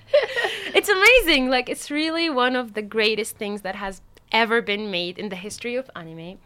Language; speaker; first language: English; non-native, fluent; Arabic